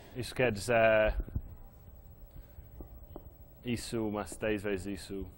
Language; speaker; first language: Portuguese; non-native, fluent; English